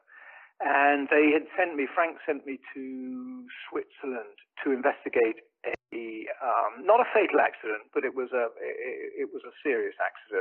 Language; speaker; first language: English; native; English